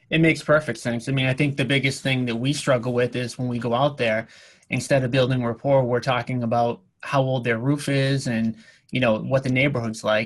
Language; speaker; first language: English; native; English